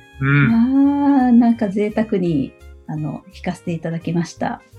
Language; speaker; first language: Japanese; native; Japanese